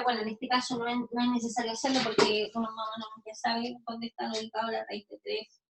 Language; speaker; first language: Spanish; native; Spanish